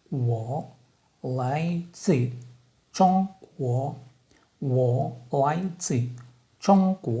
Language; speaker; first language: Chinese; non-native, learner; Russian